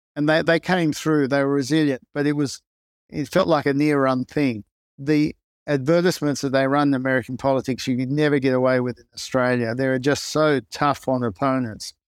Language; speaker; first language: English; non-native, local second language; Greek